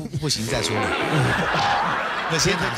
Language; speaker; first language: Chinese; native; Chinese